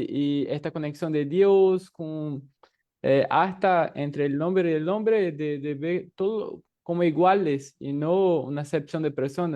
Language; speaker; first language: Spanish; non-native, fluent; Portuguese